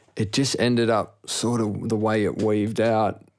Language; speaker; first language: English; native; English